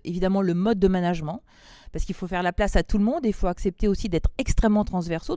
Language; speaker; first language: French; native; French